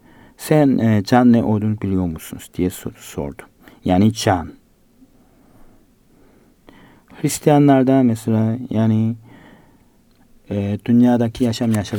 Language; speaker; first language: Turkish; non-native, fluent; Korean